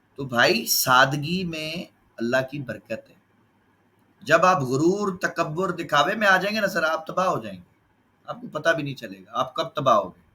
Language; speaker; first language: Urdu; non-native, local second language; Punjabi